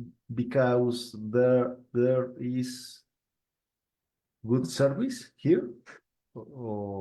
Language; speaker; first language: English; non-native, learner; Spanish